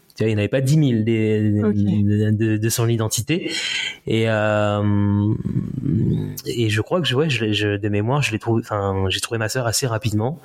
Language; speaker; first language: French; native; French